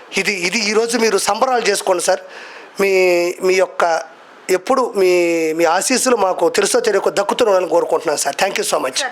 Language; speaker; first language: Telugu; native; Telugu